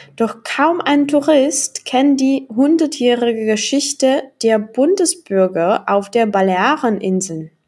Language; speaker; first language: German; non-native, fluent; Czech